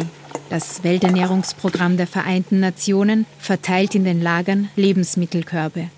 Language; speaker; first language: German; native; German